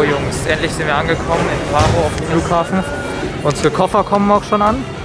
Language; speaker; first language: German; native; German